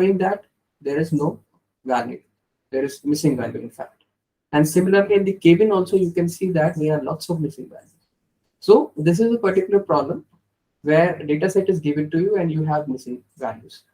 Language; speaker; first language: English; non-native, local second language; Hindi